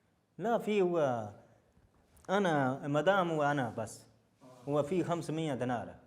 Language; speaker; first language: Arabic; non-native, learner; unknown